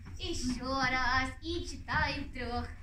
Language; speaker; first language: Russian; non-native, learner; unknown